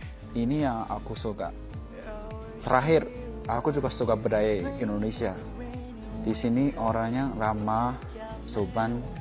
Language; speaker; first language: Indonesian; non-native, fluent; Chinese